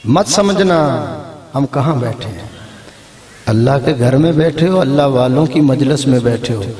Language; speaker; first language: Urdu; native; Urdu